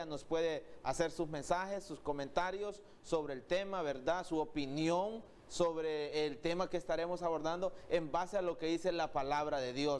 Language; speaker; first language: Spanish; native; Spanish